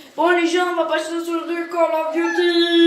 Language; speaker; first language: French; native; French